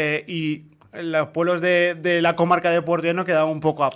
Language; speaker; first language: Spanish; native; Spanish